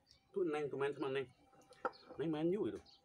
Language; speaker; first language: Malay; non-native, local second language; Sundanese